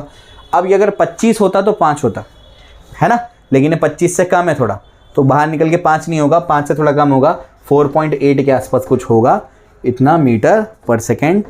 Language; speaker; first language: Hindi; native; Hindi